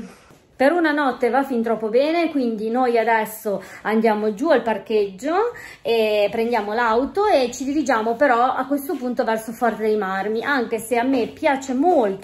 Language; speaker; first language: Italian; native; Italian